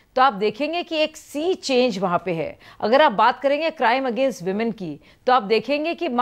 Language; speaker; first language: Hindi; native; Hindi